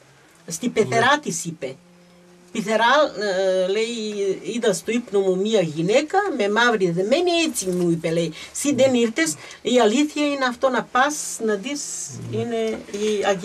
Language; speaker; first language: Greek; early bilingual, heritage; Greek